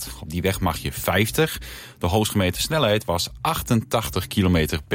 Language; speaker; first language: Dutch; native; Dutch